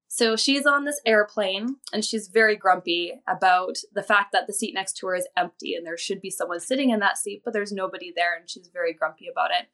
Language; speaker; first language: English; native; English